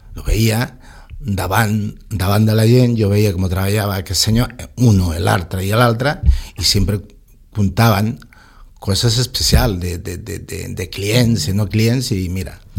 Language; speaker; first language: Catalan; non-native, local second language; Spanish